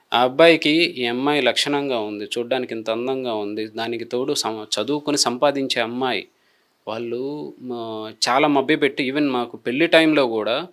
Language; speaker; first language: Telugu; native; Telugu